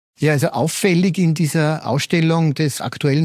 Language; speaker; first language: German; native; German